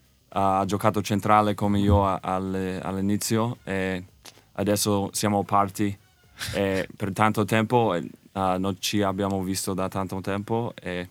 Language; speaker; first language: Italian; non-native, learner; English